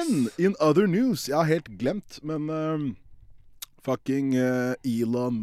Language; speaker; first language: Norwegian; native; Norwegian